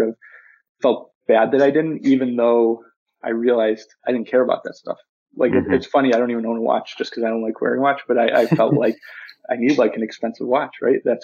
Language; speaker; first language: English; native; English